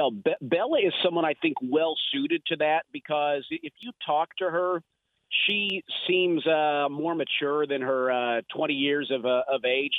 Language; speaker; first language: English; native; English